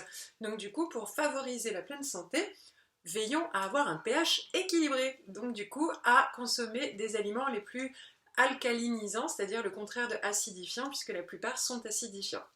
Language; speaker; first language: French; native; French